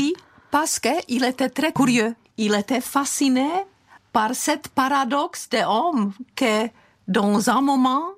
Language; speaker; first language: French; non-native, fluent; Czech